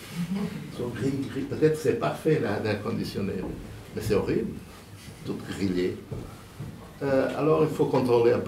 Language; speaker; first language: French; non-native, fluent; Portuguese